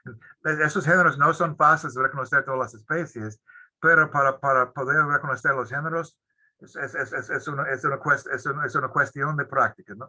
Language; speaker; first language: Spanish; non-native, fluent; English